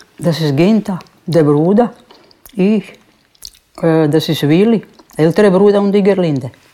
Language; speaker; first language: German; non-native, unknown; Croatian